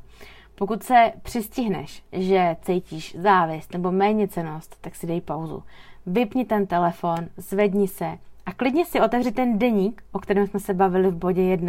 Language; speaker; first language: Czech; native; Czech